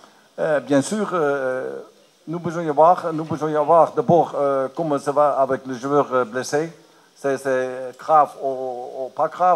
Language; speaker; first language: French; non-native, learner; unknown